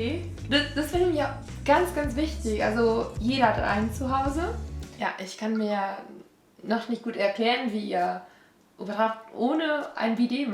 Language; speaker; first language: German; non-native, fluent; Italian